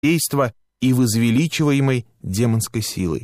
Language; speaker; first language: Russian; native; Russian